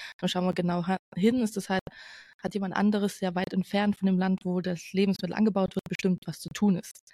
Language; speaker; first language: German; native; German